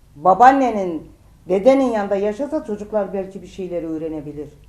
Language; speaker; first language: Turkish; native; Turkish